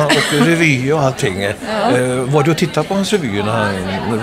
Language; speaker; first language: Swedish; native; Swedish